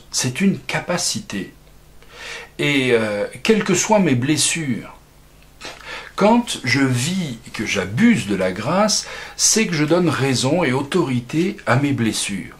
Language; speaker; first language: French; native; French